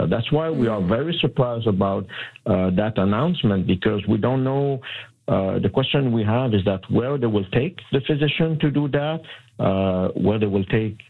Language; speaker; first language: English; non-native, local second language; French